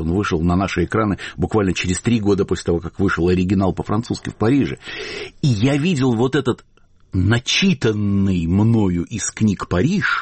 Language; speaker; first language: Russian; native; Russian